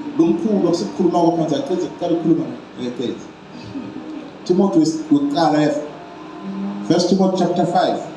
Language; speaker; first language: Zulu; non-native, local second language; Swati